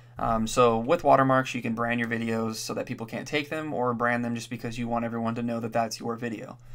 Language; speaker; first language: English; native; English